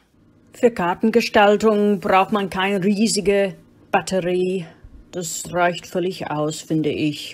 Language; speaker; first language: German; non-native, fluent; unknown